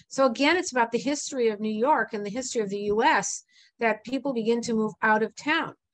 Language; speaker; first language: English; native; English